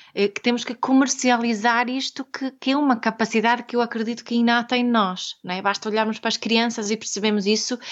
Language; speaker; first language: Portuguese; non-native, fluent; Swedish